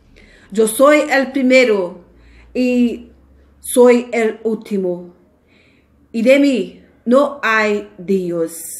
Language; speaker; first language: Spanish; non-native, fluent; Portuguese